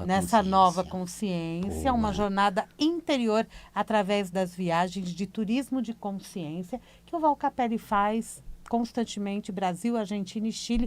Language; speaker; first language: Portuguese; native; Portuguese